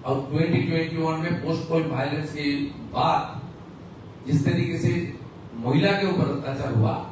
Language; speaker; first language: Hindi; non-native, local second language; Bangla